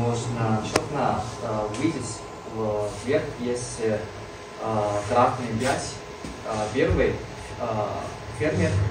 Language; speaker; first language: Russian; non-native, learner; Chinese